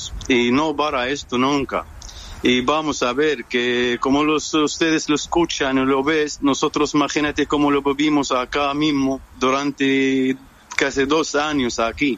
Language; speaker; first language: Spanish; non-native, fluent; Arabic